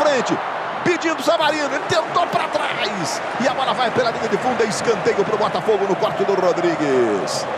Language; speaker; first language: Portuguese; native; Portuguese